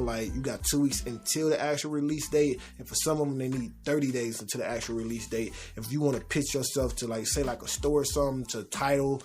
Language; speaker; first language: English; native; English